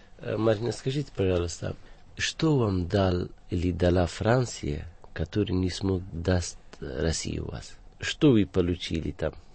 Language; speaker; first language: Russian; non-native, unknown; Persian